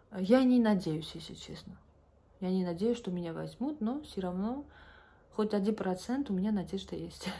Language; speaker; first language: Russian; non-native, local second language; Georgian